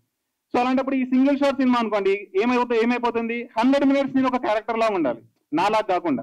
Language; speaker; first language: Telugu; native; Telugu